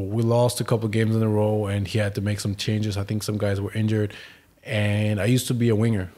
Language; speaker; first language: English; non-native, fluent; German